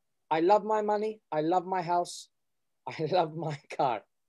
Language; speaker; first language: English; early bilingual, other home language; Armenian